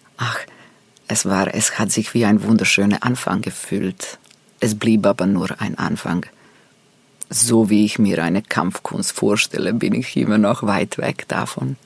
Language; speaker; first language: German; non-native, fluent; Serbian